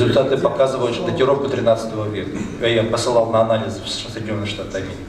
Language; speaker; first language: Russian; native; Russian